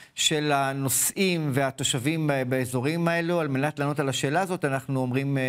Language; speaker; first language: Hebrew; native; Hebrew